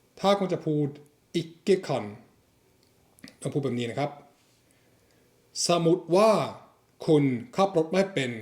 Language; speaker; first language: Thai; non-native, fluent; Norwegian